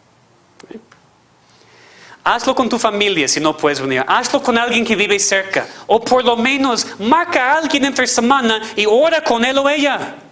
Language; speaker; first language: Spanish; non-native, fluent; English